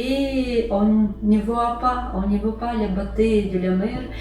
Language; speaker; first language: French; non-native, learner; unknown